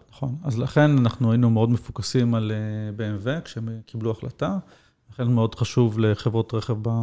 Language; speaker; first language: Hebrew; native; Hebrew